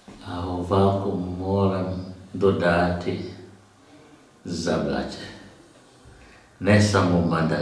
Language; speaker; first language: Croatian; non-native, learner; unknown